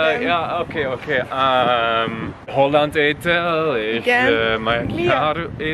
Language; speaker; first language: Hungarian; non-native, learner; Dutch